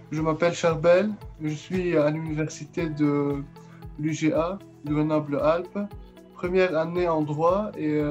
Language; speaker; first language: French; non-native, local second language; Arabic